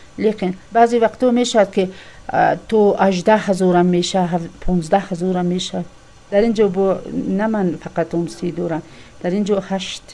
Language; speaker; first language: Tajik; non-native, local second language; Shughni